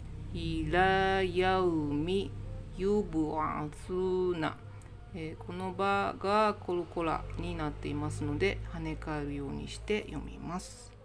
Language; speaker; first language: Japanese; non-native, fluent; Indonesian